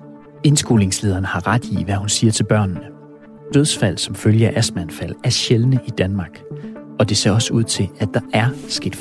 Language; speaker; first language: Danish; native; Danish